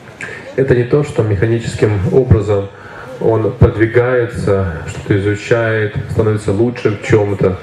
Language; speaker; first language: Russian; native; Russian